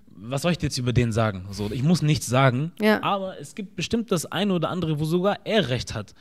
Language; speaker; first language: German; early bilingual, other home language; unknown